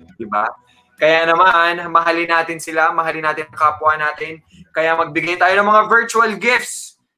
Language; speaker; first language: Filipino; native; Filipino